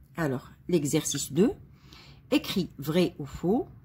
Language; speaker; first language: French; non-native, local second language; Arabic